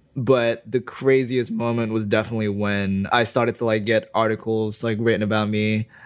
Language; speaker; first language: English; non-native, fluent; Indonesian